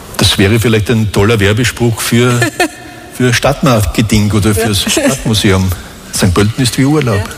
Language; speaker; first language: German; native; German